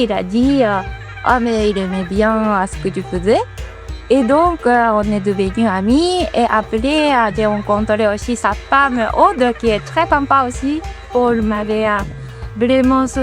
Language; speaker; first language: French; non-native, fluent; Japanese